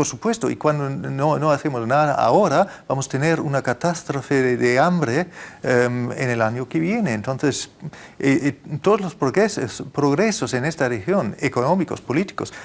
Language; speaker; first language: Spanish; non-native, fluent; German